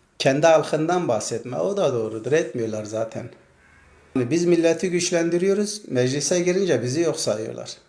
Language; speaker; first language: Turkish; non-native, local second language; Zaza